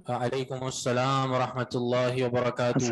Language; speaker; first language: Arabic; non-native, fluent; Urdu